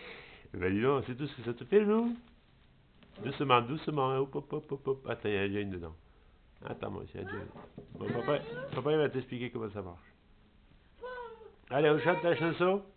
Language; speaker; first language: French; native; French